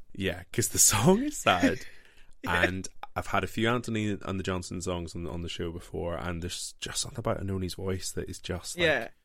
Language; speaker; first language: English; native; English